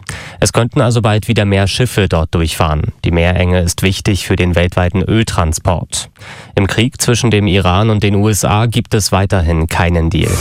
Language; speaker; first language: German; native; German